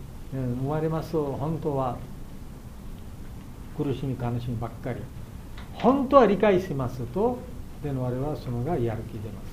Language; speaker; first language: Japanese; non-native, learner; Bangla